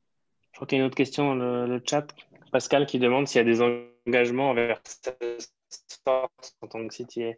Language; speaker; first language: French; native; French